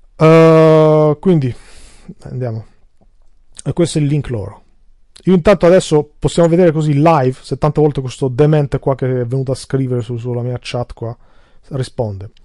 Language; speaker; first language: Italian; early bilingual, other home language; Albanian